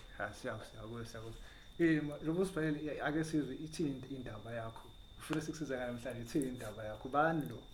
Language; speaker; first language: Zulu; native; Zulu